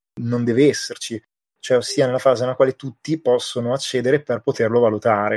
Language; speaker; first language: Italian; native; Italian